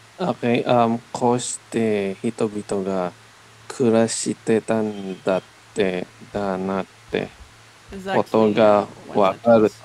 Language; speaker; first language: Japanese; non-native, learner; English